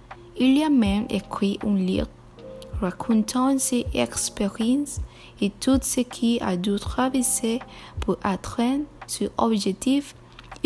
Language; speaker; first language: French; non-native, learner; Spanish